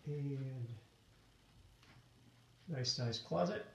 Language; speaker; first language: English; native; English